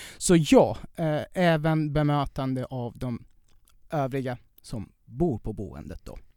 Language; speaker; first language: Swedish; non-native, fluent; Persian